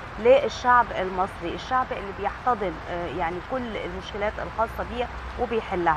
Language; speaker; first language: Arabic; native; Arabic